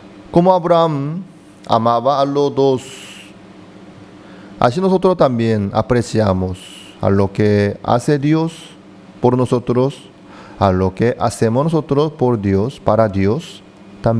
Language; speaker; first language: Spanish; non-native, fluent; Korean